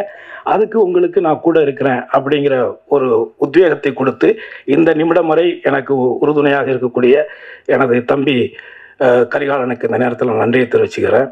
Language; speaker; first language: Tamil; native; Tamil